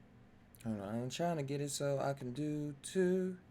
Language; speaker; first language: English; native; English